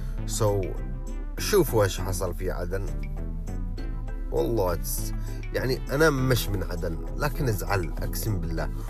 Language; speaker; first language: Arabic; early bilingual, heritage; Arabic